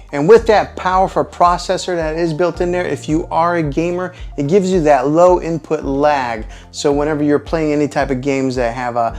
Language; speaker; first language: English; native; English